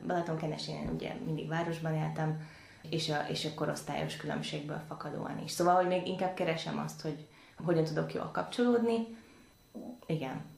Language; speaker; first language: Hungarian; native; Hungarian